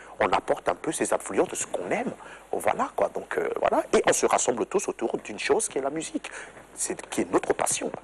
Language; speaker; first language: French; non-native, local second language; Lingala